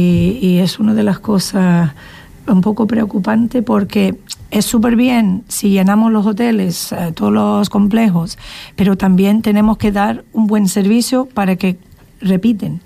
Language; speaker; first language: Spanish; non-native, fluent; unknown